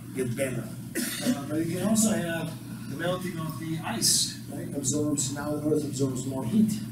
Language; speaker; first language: English; non-native, fluent; Slovak